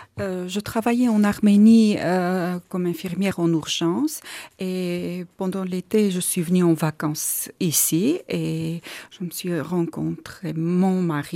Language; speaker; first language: French; non-native, learner; Armenian